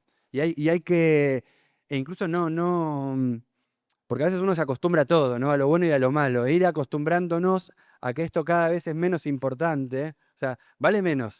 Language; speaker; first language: Spanish; native; Spanish